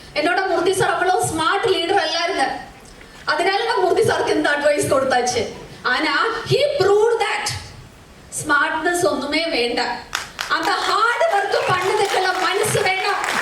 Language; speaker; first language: Tamil; non-native, learner; Malayalam